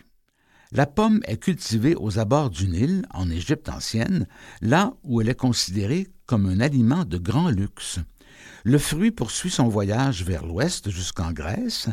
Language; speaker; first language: French; native; French